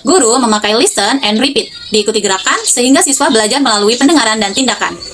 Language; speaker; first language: Indonesian; native; Indonesian